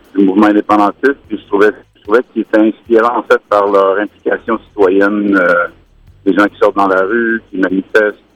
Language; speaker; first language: French; native; French